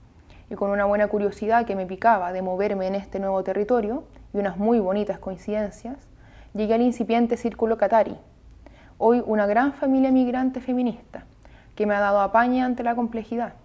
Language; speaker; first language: Spanish; native; Spanish